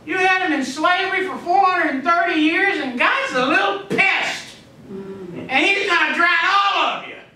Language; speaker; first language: English; native; English